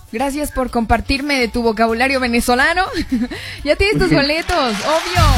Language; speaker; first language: Spanish; native; Spanish